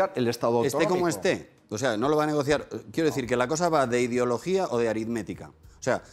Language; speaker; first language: Spanish; native; Spanish